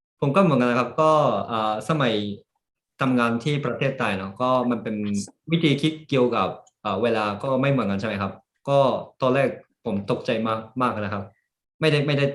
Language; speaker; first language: Thai; early bilingual, heritage; Japanese